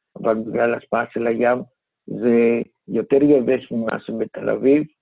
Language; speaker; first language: Hebrew; non-native, fluent; Greek